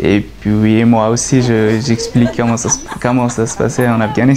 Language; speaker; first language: French; non-native, fluent; Persian